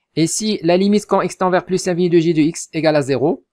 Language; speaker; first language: French; non-native, local second language; Arabic